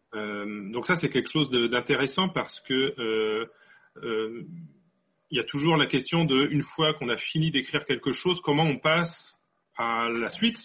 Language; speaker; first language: French; native; French